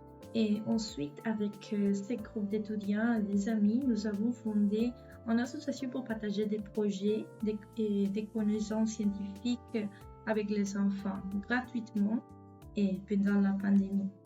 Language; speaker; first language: French; non-native, fluent; Spanish